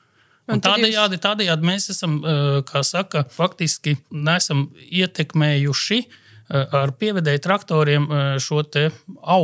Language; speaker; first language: Latvian; native; Latvian